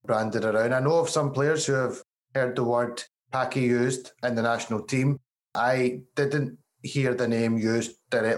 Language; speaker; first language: English; native; English